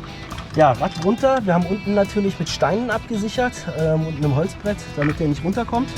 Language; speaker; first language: German; native; German